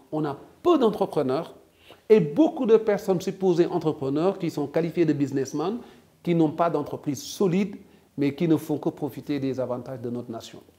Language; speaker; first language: French; non-native, local second language; Wolof